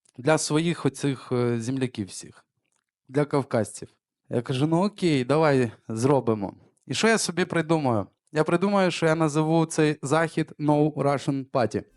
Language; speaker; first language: Ukrainian; early bilingual, other home language; Armenian